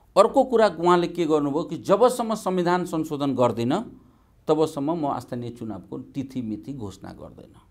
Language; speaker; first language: Nepali; non-native, local second language; Maithili